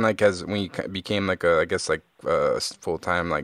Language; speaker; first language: English; native; English